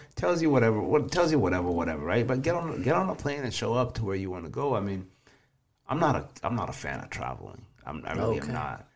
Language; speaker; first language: English; early bilingual, other home language; Swahili